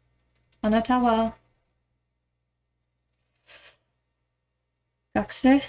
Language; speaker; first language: Japanese; non-native, learner; English